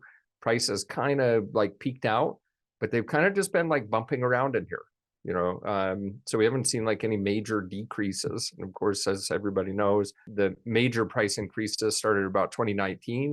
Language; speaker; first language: English; native; English